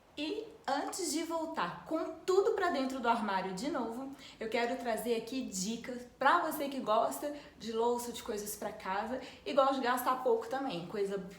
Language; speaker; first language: Portuguese; native; Portuguese